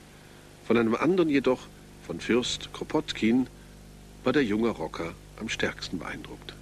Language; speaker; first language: German; native; German